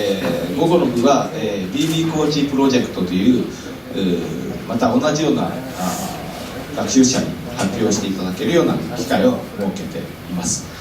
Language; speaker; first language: Japanese; native; Japanese